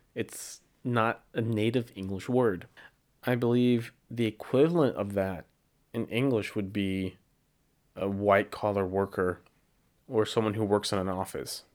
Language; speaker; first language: English; native; English